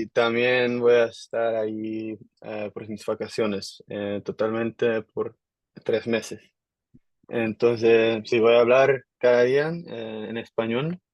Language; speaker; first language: Spanish; non-native, learner; Dutch